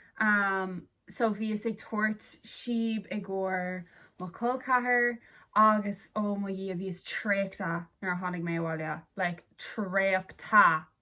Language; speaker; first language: Irish; non-native, local second language; English